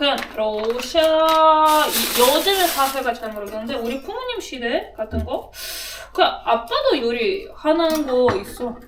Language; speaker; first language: Korean; non-native, learner; Russian